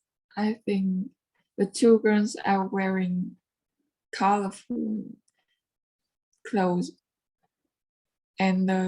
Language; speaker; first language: English; non-native, learner; Vietnamese